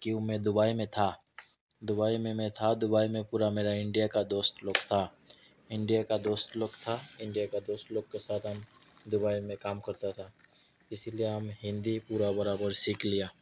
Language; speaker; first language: Hindi; non-native, learner; Bangla